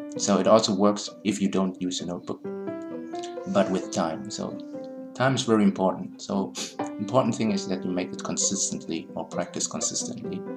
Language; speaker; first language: English; non-native, fluent; German